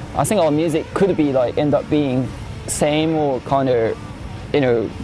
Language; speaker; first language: English; non-native, learner; Japanese